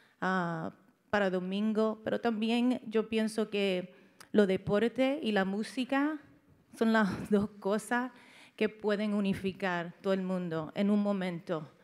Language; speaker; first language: Spanish; early bilingual, heritage; English